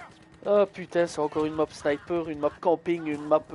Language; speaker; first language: French; native; French